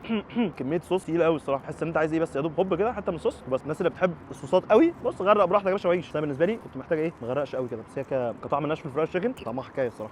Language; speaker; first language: Arabic; native; Arabic